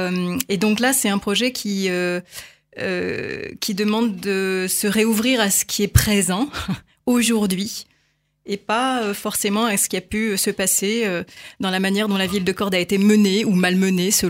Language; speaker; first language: French; native; French